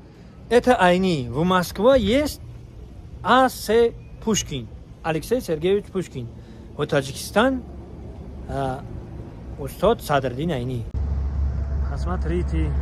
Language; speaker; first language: Russian; non-native, learner; Tajik